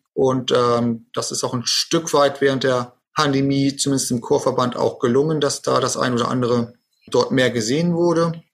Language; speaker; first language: German; native; German